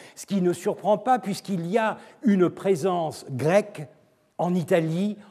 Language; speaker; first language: French; non-native, fluent; Turkish